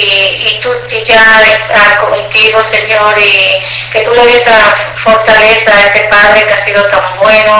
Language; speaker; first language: Spanish; native; Spanish